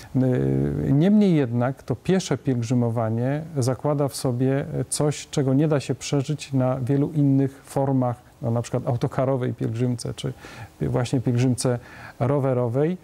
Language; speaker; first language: Polish; native; Polish